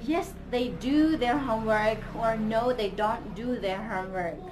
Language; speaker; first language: English; non-native, fluent; Indonesian